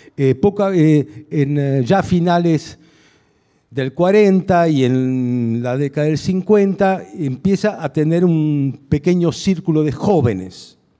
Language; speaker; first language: Spanish; early bilingual, other home language; Hungarian